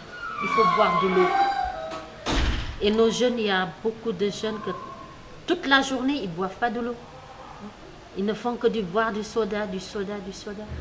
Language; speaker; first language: French; native; French